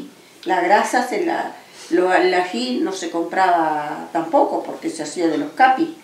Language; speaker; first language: Spanish; native; Spanish